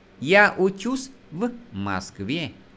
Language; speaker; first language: Russian; non-native, fluent; Vietnamese